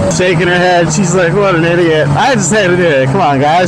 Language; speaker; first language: English; native; English